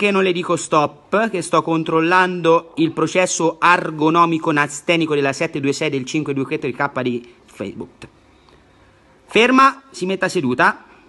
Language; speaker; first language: Italian; native; Italian